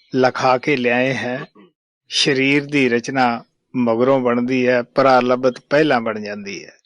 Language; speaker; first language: Hindi; non-native, local second language; Punjabi